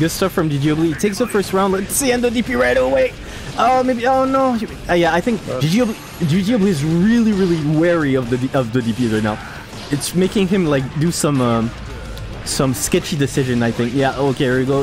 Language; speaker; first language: English; non-native, fluent; French